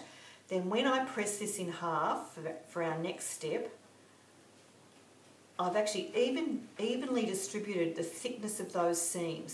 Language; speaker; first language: English; native; English